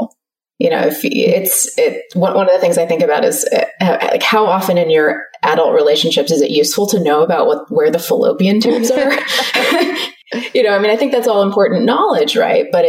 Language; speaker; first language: English; native; English